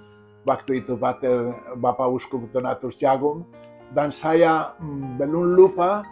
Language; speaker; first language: Indonesian; non-native, fluent; Spanish